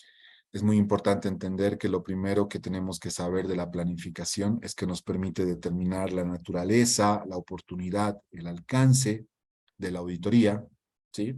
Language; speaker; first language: Spanish; native; Spanish